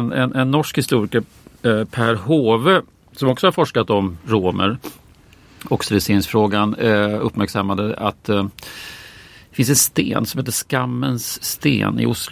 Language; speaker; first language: Swedish; native; Swedish